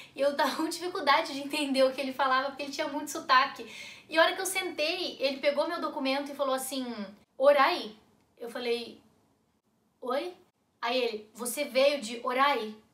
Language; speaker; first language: Portuguese; native; Portuguese